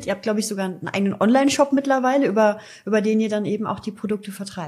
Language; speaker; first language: German; native; German